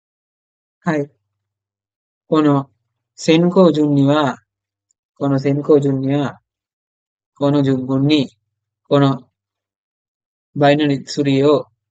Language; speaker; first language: Japanese; non-native, fluent; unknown